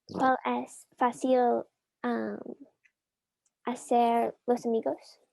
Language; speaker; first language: Spanish; non-native, learner; English